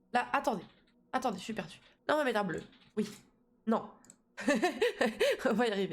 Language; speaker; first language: French; native; French